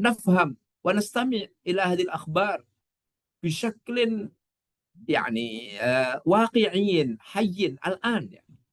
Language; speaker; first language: Arabic; non-native, fluent; Indonesian